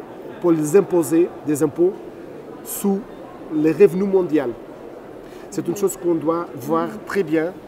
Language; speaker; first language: French; non-native, fluent; Portuguese